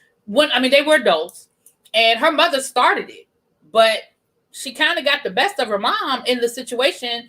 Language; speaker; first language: English; native; English